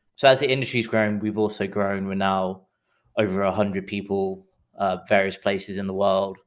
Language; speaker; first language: English; native; English